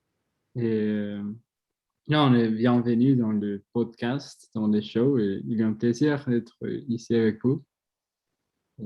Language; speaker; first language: French; non-native, learner; Spanish